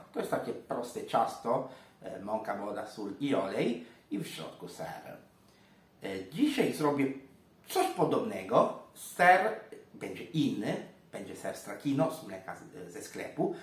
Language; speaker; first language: Polish; non-native, fluent; Italian